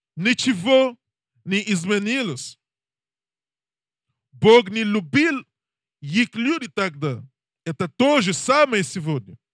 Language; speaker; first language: Russian; non-native, learner; English